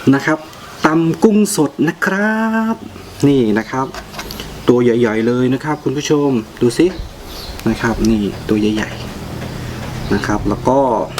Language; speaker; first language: Thai; non-native, local second language; Northeastern Thai